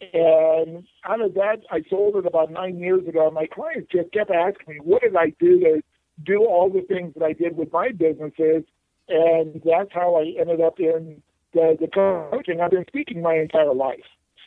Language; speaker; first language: English; native; English